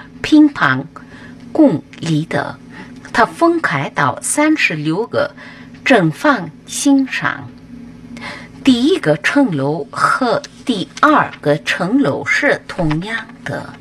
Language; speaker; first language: Chinese; non-native, fluent; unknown